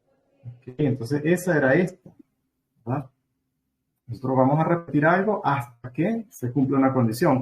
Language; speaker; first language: Spanish; native; Spanish